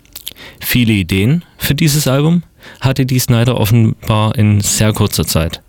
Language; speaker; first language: German; native; German